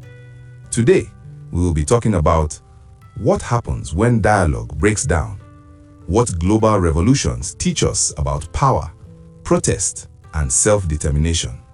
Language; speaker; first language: English; non-native, local second language; Igbo